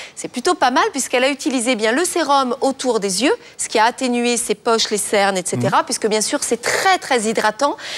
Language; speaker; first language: French; native; French